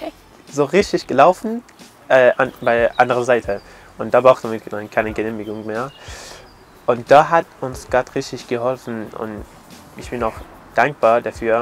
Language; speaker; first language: German; non-native, learner; Persian